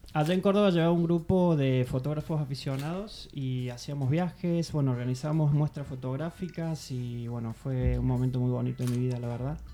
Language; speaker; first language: Spanish; native; Spanish